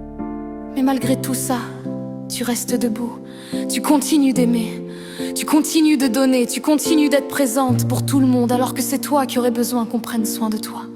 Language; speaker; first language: French; native; French